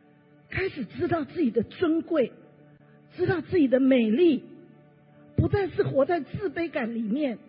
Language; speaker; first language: Chinese; native; Chinese